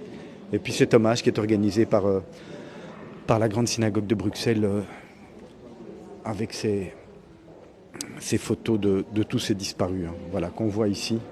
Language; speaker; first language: French; native; French